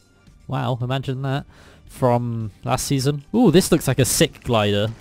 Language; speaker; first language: English; native; English